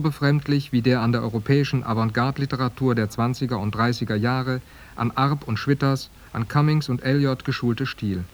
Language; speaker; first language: German; native; German